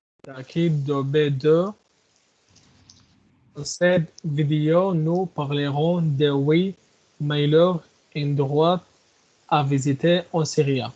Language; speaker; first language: French; non-native, learner; Arabic